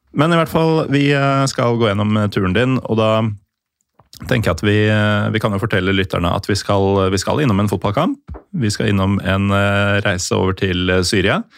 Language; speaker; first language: Norwegian; native; Norwegian